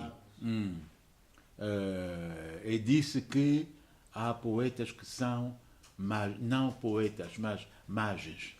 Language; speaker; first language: Portuguese; non-native, fluent; French